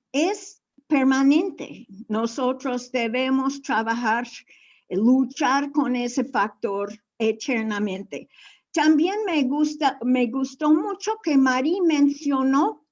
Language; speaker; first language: Spanish; non-native, fluent; English